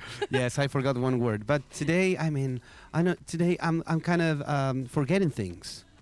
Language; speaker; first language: English; non-native, fluent; Spanish